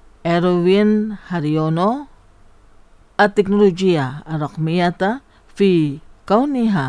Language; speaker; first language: Arabic; non-native, fluent; Indonesian